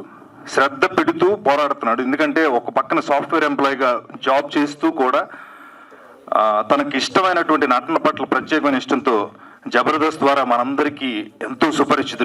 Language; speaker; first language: Telugu; native; Telugu